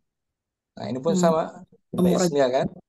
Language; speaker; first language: Indonesian; native; Indonesian